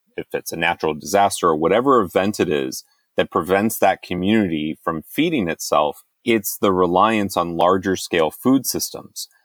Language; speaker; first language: English; native; English